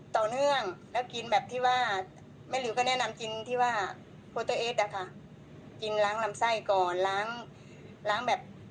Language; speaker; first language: Thai; native; Thai